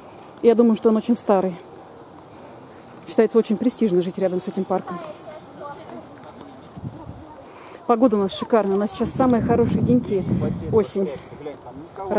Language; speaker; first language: Russian; native; Russian